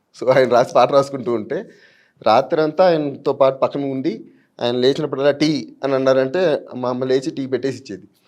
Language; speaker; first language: Telugu; native; Telugu